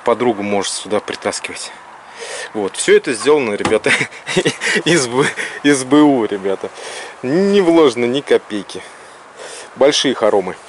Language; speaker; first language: Russian; native; Russian